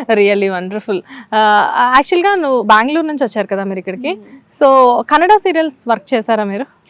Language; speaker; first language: Telugu; native; Telugu